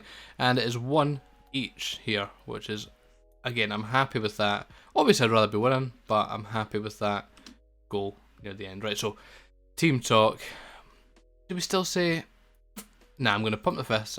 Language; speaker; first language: English; native; English